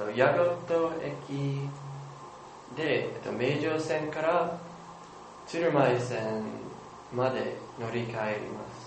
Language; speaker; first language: Japanese; non-native, learner; English